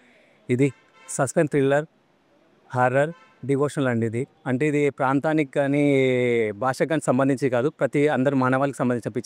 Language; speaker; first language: Telugu; native; Telugu